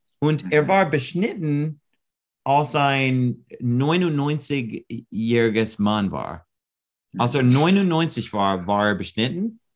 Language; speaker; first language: German; non-native, learner; English